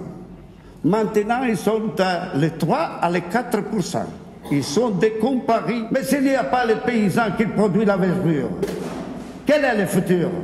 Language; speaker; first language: French; non-native, fluent; Italian